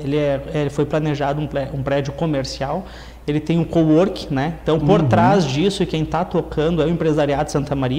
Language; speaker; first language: Portuguese; native; Portuguese